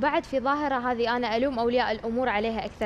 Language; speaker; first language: Arabic; native; Arabic